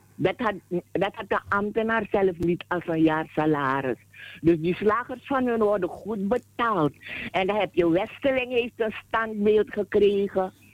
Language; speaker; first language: Dutch; native; Dutch